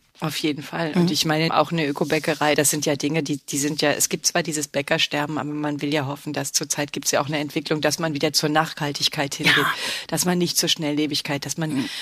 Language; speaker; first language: German; native; German